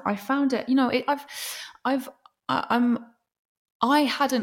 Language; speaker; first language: English; native; English